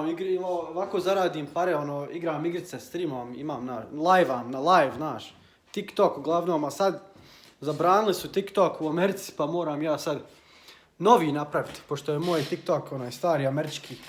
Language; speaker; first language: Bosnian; early bilingual, heritage; Bosnian